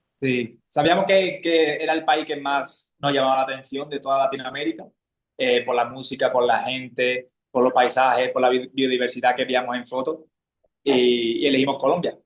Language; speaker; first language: Spanish; native; Spanish